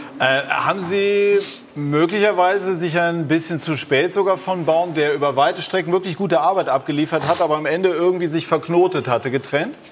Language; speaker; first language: German; native; German